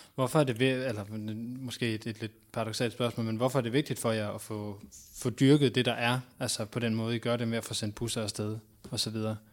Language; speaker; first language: Danish; native; Danish